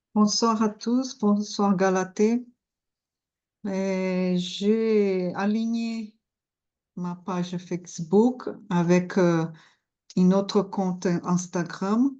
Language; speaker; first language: French; non-native, learner; Portuguese